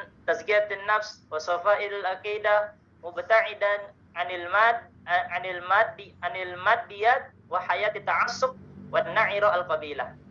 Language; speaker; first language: Arabic; non-native, learner; Indonesian